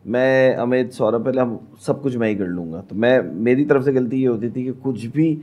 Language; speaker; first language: Hindi; native; Hindi